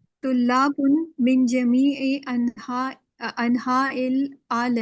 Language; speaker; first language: Arabic; non-native, learner; Urdu